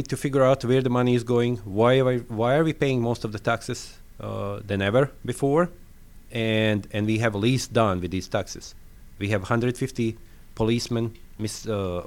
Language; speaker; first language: English; non-native, fluent; French